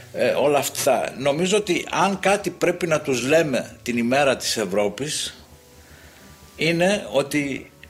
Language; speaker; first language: Greek; native; Greek